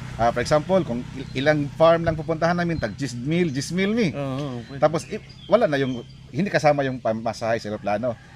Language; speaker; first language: Filipino; non-native, local second language; Cebuano